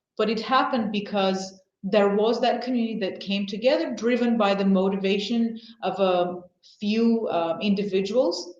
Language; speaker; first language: English; non-native, fluent; Armenian